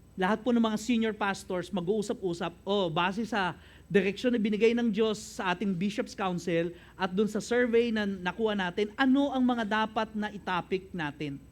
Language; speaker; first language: Filipino; native; Filipino